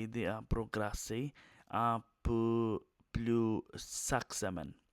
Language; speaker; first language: French; non-native, learner; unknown